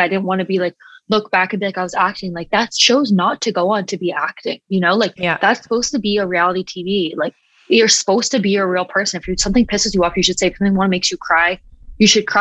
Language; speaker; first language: English; native; English